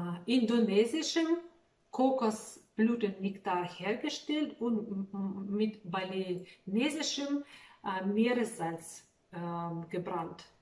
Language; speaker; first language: German; non-native, fluent; Russian